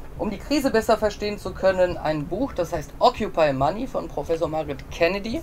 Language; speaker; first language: German; native; German